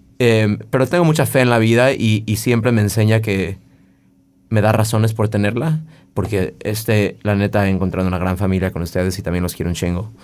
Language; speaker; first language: Spanish; early bilingual, heritage; Spanish